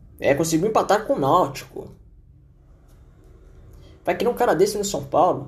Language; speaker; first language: Portuguese; native; Portuguese